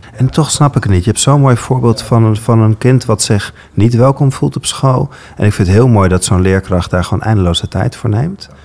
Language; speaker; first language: Dutch; native; Dutch